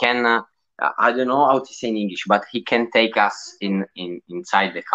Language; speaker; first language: English; non-native, learner; Italian